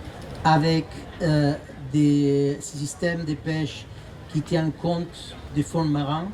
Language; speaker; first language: French; non-native, fluent; Spanish